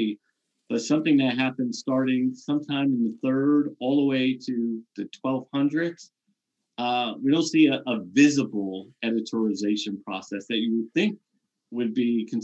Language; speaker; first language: English; native; English